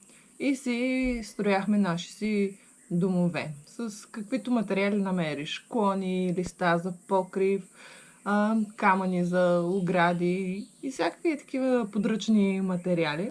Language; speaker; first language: Bulgarian; native; Bulgarian